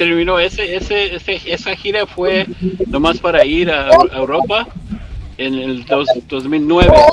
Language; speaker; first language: Spanish; early bilingual, heritage; English